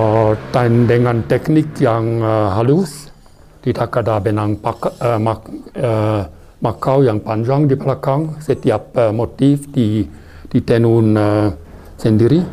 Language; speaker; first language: Indonesian; non-native, fluent; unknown